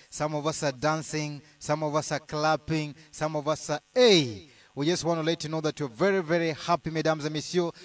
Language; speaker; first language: English; non-native, local second language; Luo (Kenya and Tanzania)